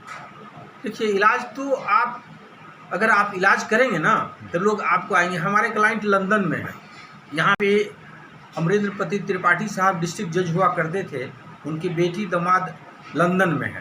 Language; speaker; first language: Hindi; native; Hindi